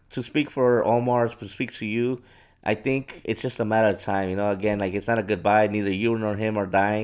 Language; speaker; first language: English; early bilingual, other home language; Spanish